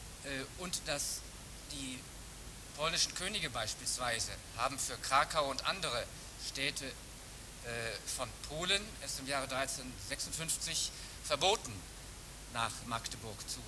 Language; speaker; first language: German; native; German